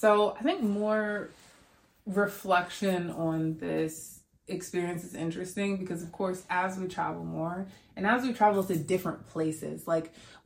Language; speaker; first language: English; native; English